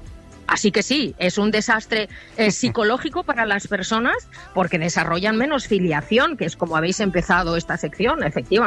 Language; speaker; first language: Spanish; native; Spanish